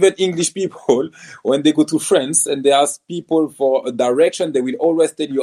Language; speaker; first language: English; non-native, fluent; French